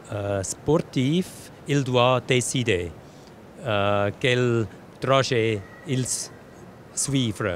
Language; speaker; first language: French; non-native, local second language; German